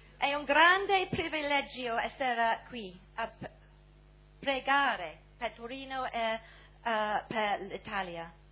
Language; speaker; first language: Italian; non-native, learner; English